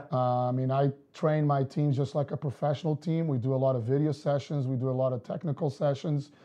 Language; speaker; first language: English; non-native, fluent; Portuguese